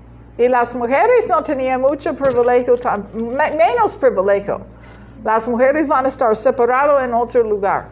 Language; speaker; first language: Spanish; non-native, learner; English